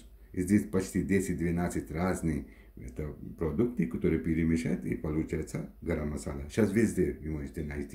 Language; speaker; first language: Russian; non-native, learner; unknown